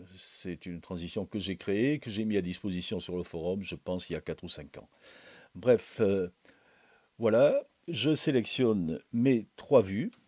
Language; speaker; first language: French; native; French